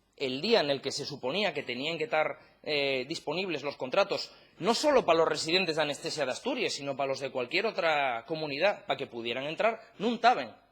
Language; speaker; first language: Asturian; native; Asturian